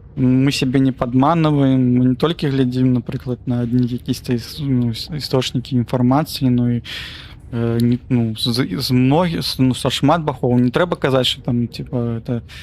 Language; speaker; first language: Belarusian; non-native, local second language; Russian